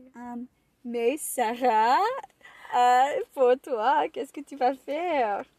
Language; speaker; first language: French; non-native, learner; English